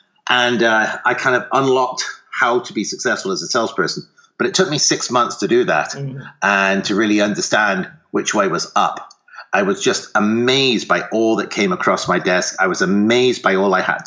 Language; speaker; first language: English; native; English